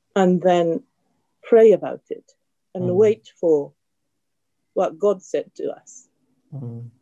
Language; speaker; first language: English; non-native, fluent; Japanese